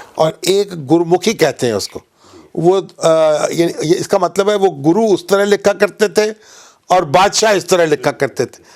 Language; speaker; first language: Urdu; non-native, local second language; Punjabi